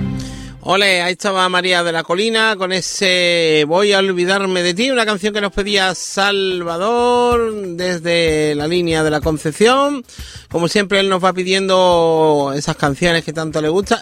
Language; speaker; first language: Spanish; native; Spanish